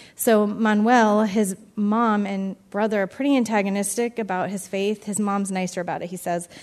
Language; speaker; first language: English; native; English